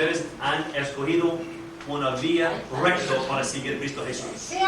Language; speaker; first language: Spanish; non-native, fluent; English